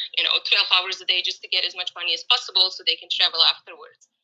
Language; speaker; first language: English; non-native, fluent; Croatian